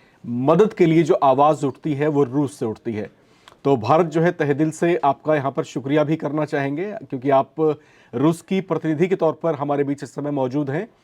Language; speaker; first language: Hindi; native; Hindi